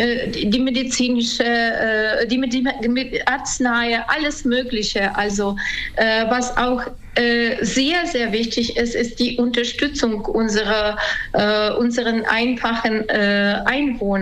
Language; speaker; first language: German; non-native, fluent; Ukrainian